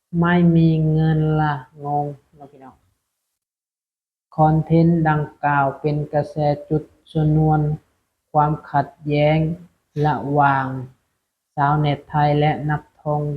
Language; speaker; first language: Thai; non-native, local second language; Lao